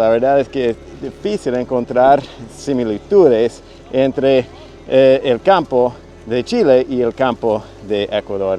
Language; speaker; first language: Spanish; non-native, fluent; English